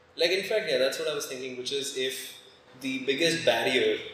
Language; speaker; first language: English; non-native, local second language; Hindi